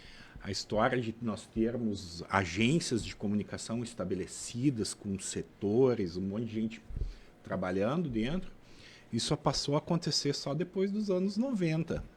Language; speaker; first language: Portuguese; native; Portuguese